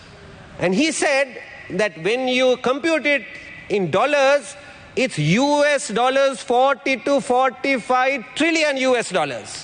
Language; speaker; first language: English; non-native, local second language; Sinhala